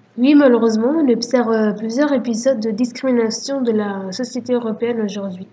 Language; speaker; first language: French; non-native, fluent; Italian